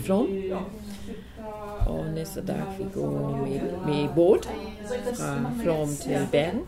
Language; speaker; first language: Norwegian; non-native, learner; German